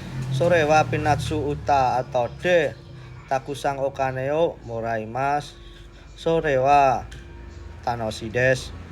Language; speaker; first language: Japanese; non-native, learner; Indonesian